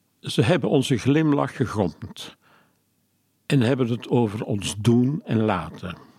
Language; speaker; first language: Dutch; non-native, local second language; French